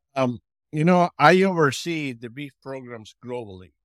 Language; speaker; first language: English; non-native, fluent; Spanish